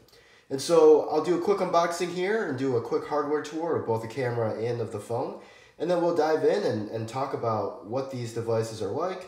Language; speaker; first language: English; native; English